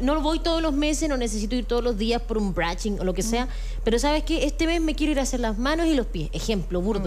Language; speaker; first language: Spanish; native; Spanish